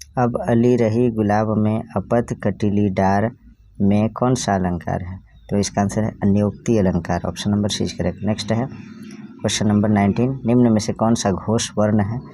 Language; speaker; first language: Hindi; native; Hindi